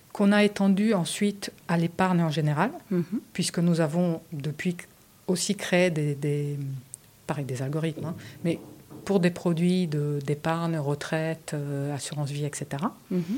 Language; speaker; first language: French; early bilingual, other home language; Romanian